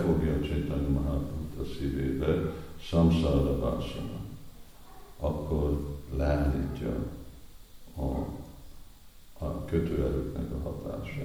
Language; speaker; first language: Hungarian; native; Hungarian